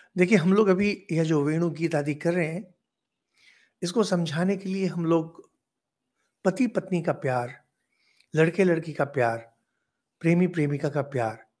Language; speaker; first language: Hindi; non-native, local second language; Bangla